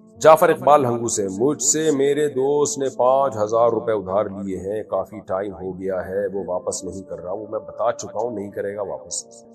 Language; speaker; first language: Urdu; native; Urdu